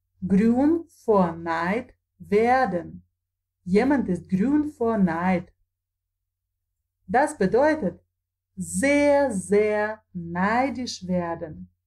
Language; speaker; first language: German; non-native, fluent; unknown